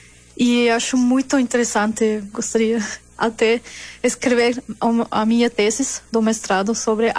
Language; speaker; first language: Portuguese; non-native, learner; German